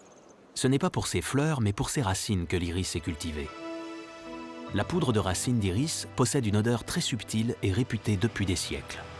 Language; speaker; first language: French; native; French